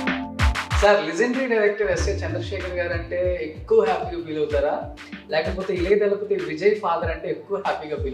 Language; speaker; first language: Telugu; native; Telugu